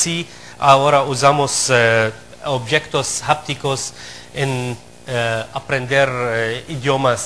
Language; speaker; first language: Spanish; non-native, fluent; Arabic